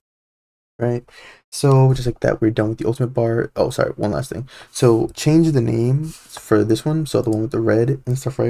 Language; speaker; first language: English; native; English